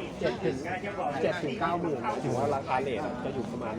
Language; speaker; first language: Thai; native; Thai